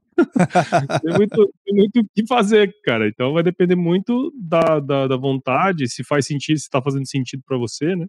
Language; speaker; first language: Portuguese; native; Portuguese